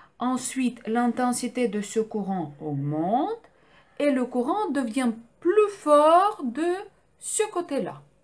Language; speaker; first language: French; non-native, fluent; Ukrainian